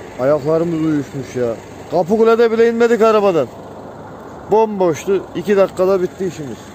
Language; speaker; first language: Turkish; native; Turkish